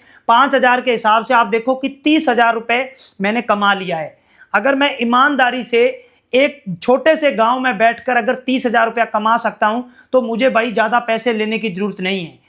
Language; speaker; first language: Hindi; native; Hindi